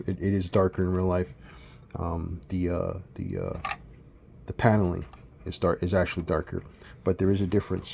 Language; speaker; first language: English; native; English